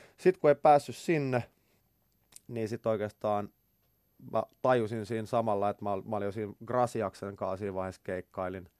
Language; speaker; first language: Finnish; native; Finnish